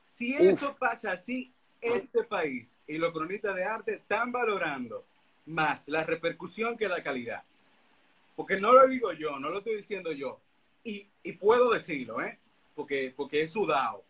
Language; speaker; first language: Spanish; native; Spanish